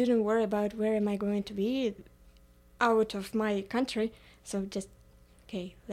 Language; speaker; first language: English; non-native, fluent; Ukrainian